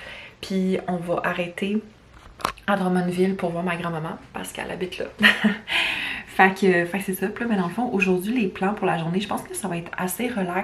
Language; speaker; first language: French; native; French